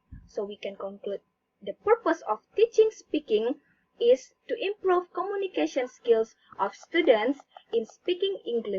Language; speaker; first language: English; non-native, learner; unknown